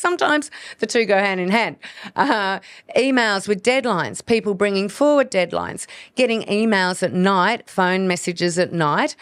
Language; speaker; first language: English; native; English